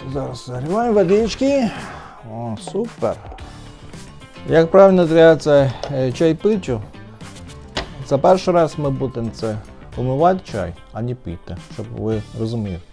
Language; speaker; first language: Ukrainian; non-native, learner; Chinese